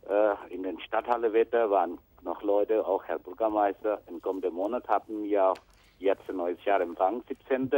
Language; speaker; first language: German; non-native, fluent; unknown